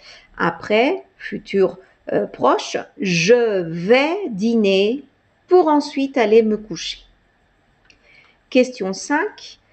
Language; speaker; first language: French; non-native, fluent; Spanish